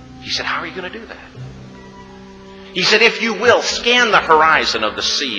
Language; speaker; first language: English; native; English